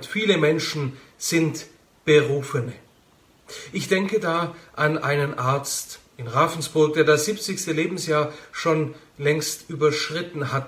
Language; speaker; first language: German; native; German